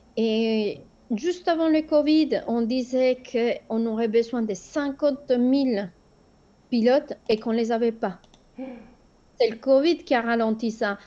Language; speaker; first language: French; non-native, fluent; Spanish